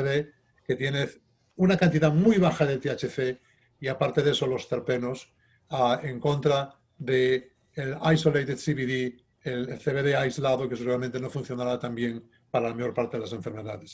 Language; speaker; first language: Spanish; native; Spanish